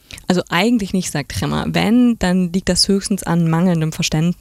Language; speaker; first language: German; native; German